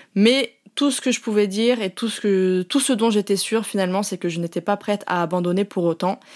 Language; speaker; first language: French; native; French